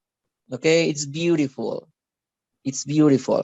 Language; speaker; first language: English; non-native, learner; Spanish